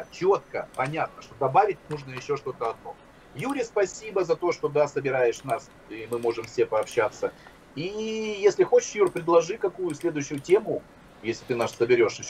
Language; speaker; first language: Russian; native; Russian